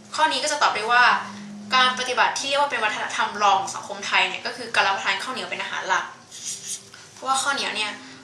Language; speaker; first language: Thai; native; Thai